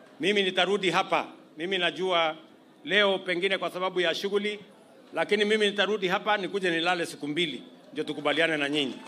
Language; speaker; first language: Swahili; non-native, local second language; Kalenjin